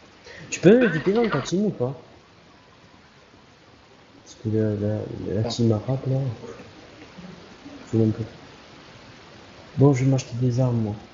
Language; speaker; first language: French; native; French